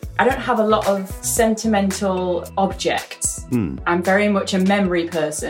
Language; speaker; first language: English; native; English